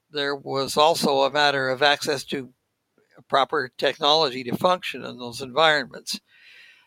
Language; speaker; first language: English; native; English